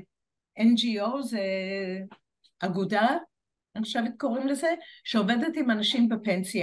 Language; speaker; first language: Hebrew; non-native, fluent; English